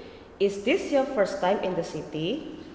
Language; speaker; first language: English; non-native, fluent; Indonesian